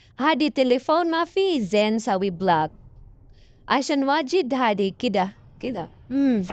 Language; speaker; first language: Arabic; non-native, learner; Filipino